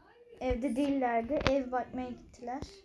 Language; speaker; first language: Turkish; native; Turkish